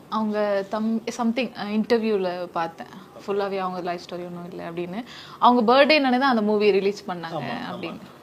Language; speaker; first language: Tamil; early bilingual, heritage; Tamil